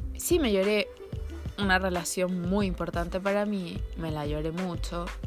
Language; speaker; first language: Spanish; native; Spanish